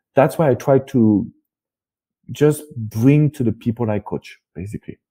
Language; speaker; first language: English; non-native, fluent; French